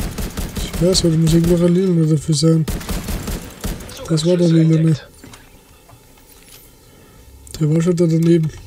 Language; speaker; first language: German; native; German